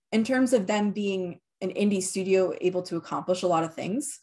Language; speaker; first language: English; native; English